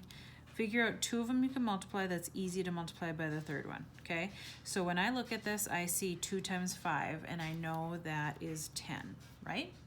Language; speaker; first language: English; native; English